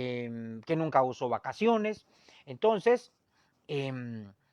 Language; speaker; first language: Spanish; native; Spanish